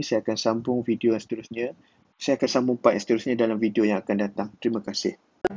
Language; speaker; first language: Malay; native; Malay